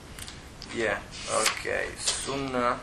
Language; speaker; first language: English; non-native, learner; Italian